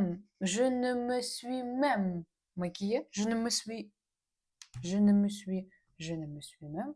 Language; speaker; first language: French; non-native, learner; Russian